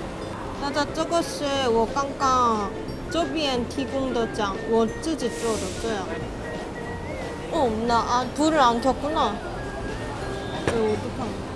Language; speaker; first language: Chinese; non-native, fluent; Korean